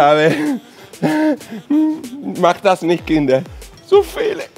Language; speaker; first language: German; non-native, fluent; Spanish